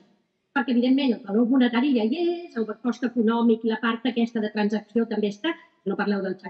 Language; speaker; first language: Catalan; native; Catalan